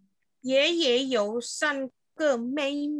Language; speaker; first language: Chinese; non-native, learner; Indonesian